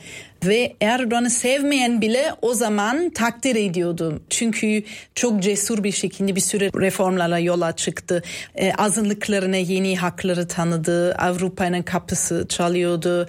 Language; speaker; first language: Turkish; non-native, fluent; German